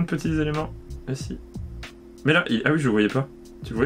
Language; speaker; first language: French; native; French